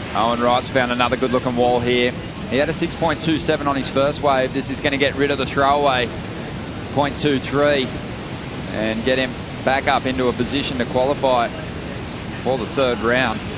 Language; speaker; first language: English; native; English